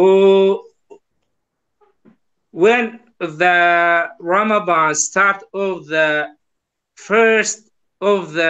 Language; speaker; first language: English; non-native, learner; Kurdish